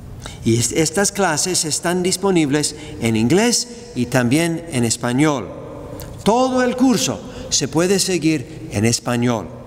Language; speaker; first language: Spanish; non-native, fluent; English